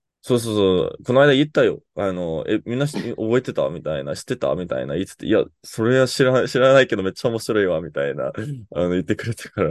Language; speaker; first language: Japanese; non-native, fluent; English